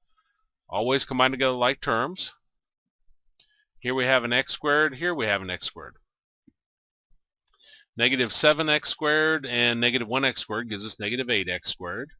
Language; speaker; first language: English; native; English